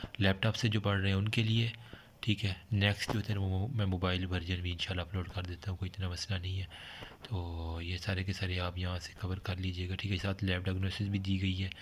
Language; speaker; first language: Urdu; native; Urdu